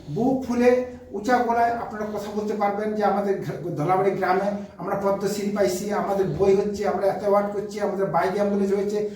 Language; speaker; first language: Bangla; native; Bangla